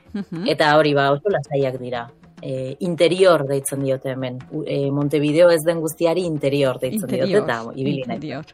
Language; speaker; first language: Basque; native; Basque